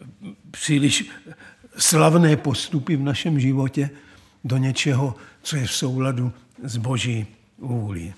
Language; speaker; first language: Czech; native; Czech